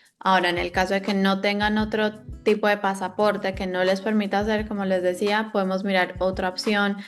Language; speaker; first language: Spanish; native; Spanish